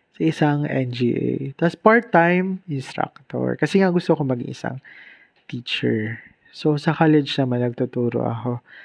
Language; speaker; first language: Filipino; non-native, local second language; Bikol